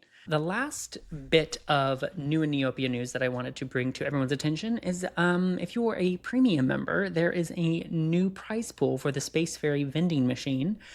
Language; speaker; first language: English; native; English